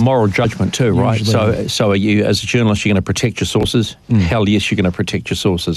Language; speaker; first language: English; native; English